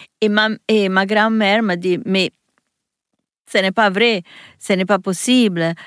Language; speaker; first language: French; non-native, learner; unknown